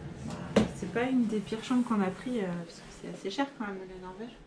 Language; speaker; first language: French; native; French